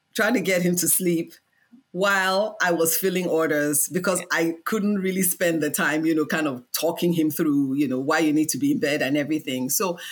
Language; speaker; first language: English; non-native, local second language; Yoruba